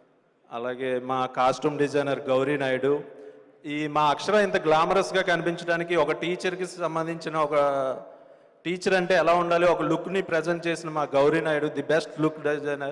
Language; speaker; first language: Telugu; native; Telugu